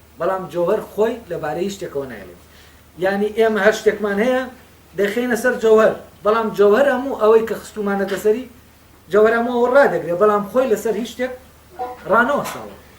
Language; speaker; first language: Central Kurdish; native; Central Kurdish